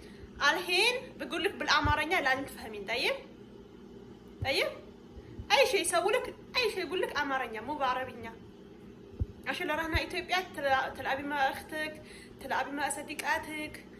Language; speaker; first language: Arabic; non-native, fluent; Amharic